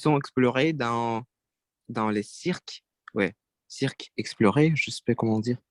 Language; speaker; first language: French; non-native, learner; Russian